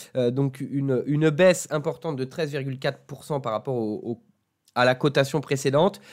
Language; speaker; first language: French; native; French